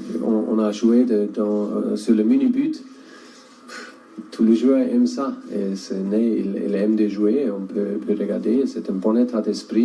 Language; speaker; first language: French; non-native, learner; German